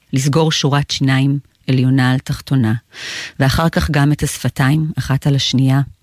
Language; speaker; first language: Hebrew; native; Hebrew